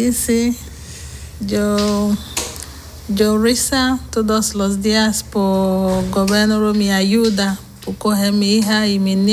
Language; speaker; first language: Spanish; non-native, learner; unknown